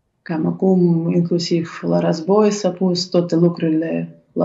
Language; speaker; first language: Romanian; non-native, fluent; Ukrainian